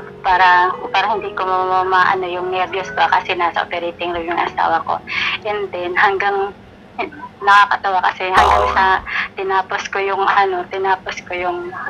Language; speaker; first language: Filipino; non-native, local second language; Bikol